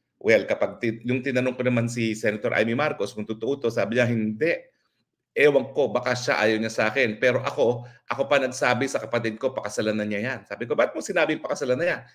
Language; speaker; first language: Filipino; native; Filipino